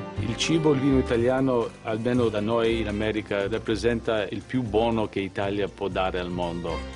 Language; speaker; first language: Italian; early bilingual, heritage; Italian